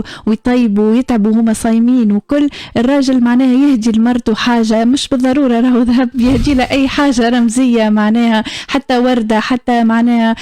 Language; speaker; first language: Arabic; native; Arabic